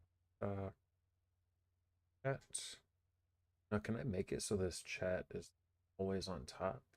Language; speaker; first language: English; native; English